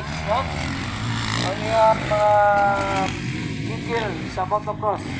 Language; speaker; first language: Filipino; non-native, local second language; Cebuano